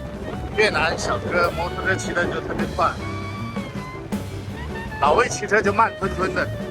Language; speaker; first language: Chinese; native; Chinese